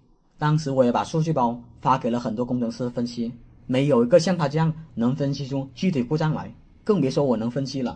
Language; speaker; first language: Chinese; native; Chinese